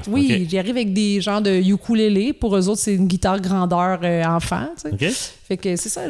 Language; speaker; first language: French; native; French